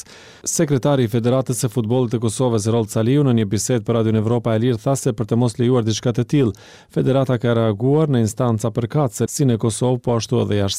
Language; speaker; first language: Albanian; native; Albanian